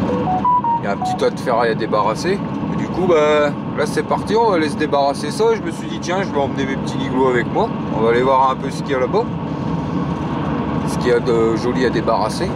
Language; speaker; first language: French; native; French